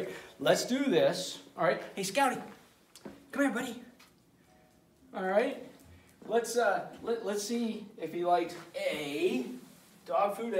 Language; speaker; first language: English; native; English